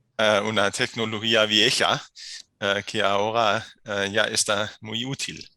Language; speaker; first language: Spanish; non-native, fluent; German